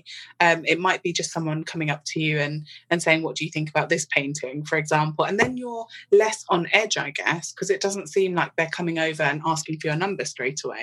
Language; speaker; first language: English; native; English